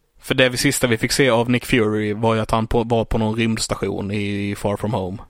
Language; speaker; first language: Swedish; native; Swedish